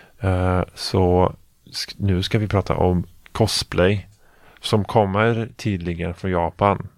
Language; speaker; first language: Swedish; non-native, fluent; Polish